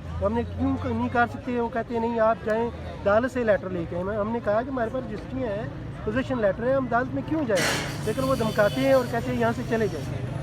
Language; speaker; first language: Urdu; non-native, local second language; Punjabi